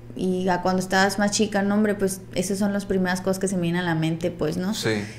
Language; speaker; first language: Spanish; native; Spanish